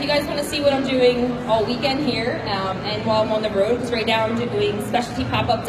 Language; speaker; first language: English; native; English